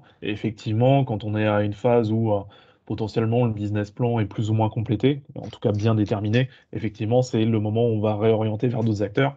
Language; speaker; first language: French; native; French